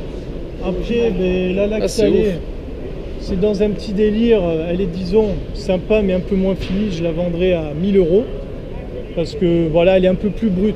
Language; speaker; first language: French; native; French